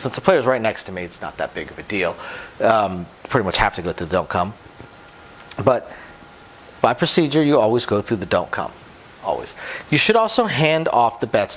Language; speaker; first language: English; native; English